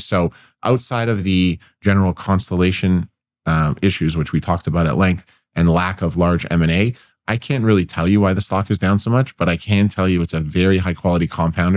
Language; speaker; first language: English; native; English